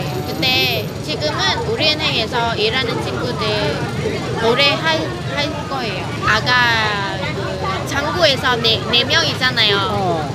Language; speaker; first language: Korean; non-native, fluent; Vietnamese